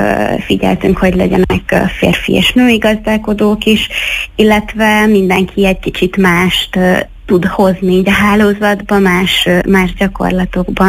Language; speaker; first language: Hungarian; native; Hungarian